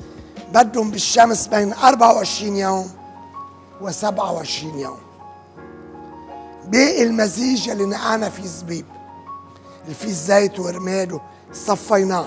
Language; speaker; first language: Arabic; native; Arabic